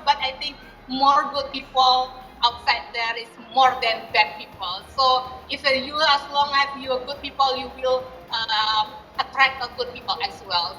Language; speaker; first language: English; non-native, learner; Indonesian